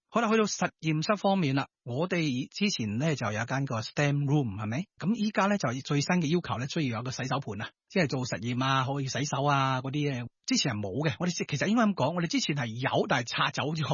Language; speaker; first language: Cantonese; native; Cantonese